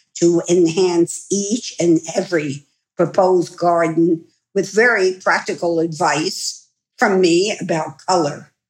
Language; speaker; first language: English; native; English